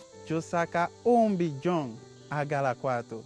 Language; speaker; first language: Spanish; non-native, learner; Haitian Creole